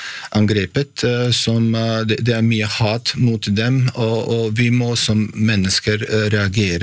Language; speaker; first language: Norwegian; non-native, fluent; Bosnian